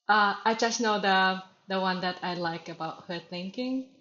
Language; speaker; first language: English; non-native, learner; Thai